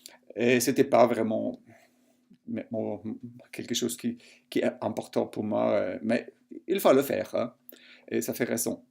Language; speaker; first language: French; non-native, fluent; German